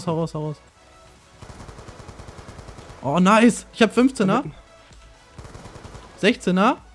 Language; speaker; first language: German; native; German